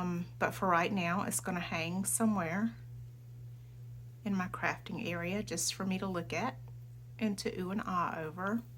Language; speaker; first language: English; native; English